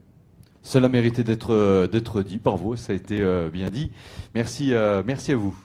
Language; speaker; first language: French; native; French